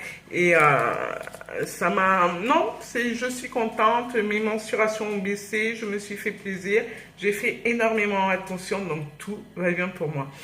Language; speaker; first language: French; native; French